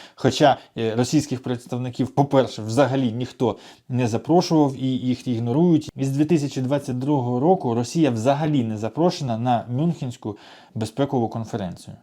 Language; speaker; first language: Ukrainian; non-native, local second language; Russian